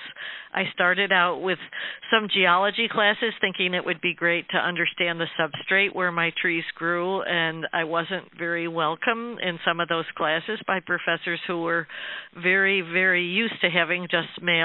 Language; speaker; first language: English; native; English